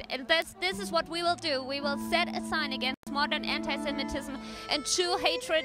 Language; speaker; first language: English; non-native, fluent; German